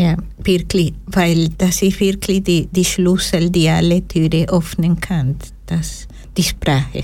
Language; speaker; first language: German; non-native, learner; Spanish